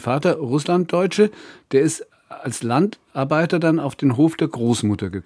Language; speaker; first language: German; native; German